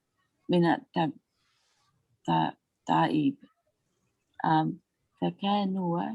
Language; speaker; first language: Arabic; non-native, learner; English